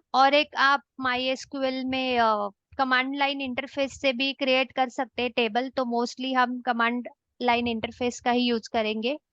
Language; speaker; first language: Hindi; non-native, local second language; Marathi